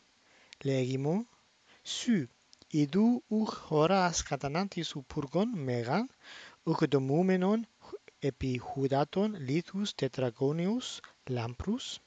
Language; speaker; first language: Greek; non-native, fluent; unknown